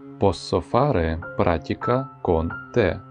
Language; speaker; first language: Italian; non-native, fluent; Ukrainian